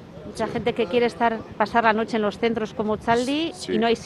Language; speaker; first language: Spanish; native; Spanish